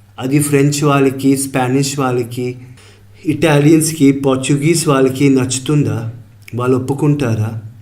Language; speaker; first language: Telugu; early bilingual, heritage; Telugu